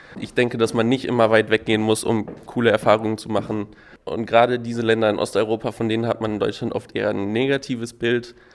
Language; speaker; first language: German; native; German